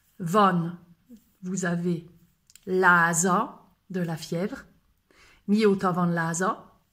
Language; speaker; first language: French; native; French